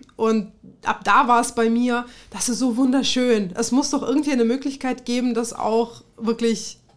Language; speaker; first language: German; early bilingual, other home language; Russian